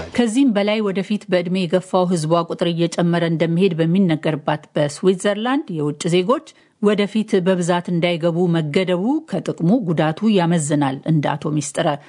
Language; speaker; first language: Amharic; native; Amharic